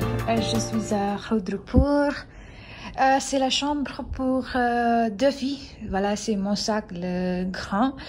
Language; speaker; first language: French; non-native, learner; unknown